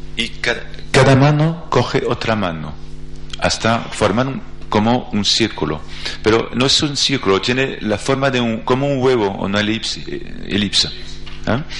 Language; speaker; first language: Spanish; non-native, fluent; French